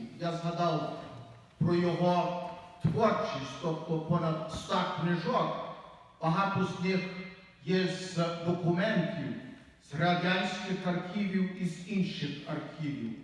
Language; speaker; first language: Ukrainian; native; Ukrainian